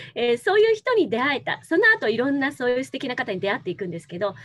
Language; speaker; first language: Japanese; native; Japanese